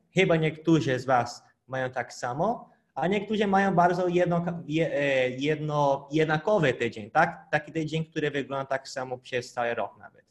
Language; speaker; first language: Polish; non-native, fluent; Portuguese